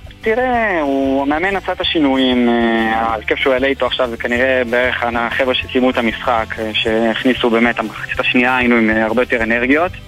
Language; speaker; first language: Hebrew; early bilingual, other home language; Spanish